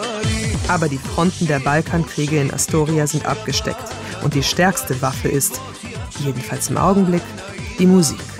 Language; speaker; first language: German; native; German